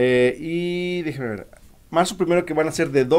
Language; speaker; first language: Spanish; native; Spanish